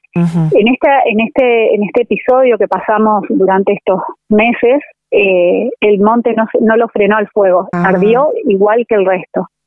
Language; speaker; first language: Spanish; native; Spanish